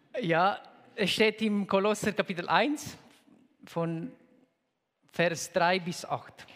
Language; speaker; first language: German; non-native, fluent; Romanian